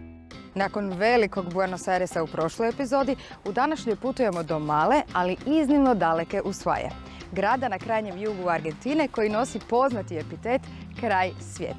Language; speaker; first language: Croatian; native; Croatian